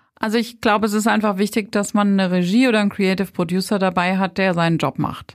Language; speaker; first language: German; native; German